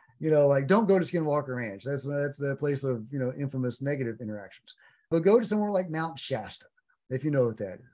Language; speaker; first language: English; native; English